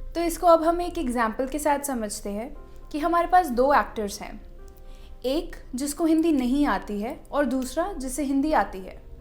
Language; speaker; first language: Hindi; non-native, local second language; Punjabi